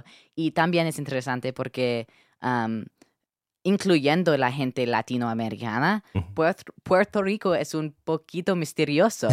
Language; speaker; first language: Spanish; non-native, learner; English